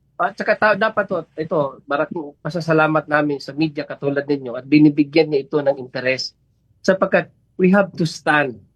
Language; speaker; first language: Filipino; non-native, local second language; Maguindanaon